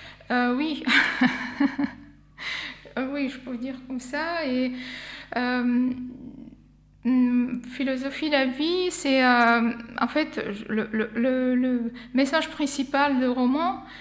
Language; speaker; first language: French; non-native, fluent; Armenian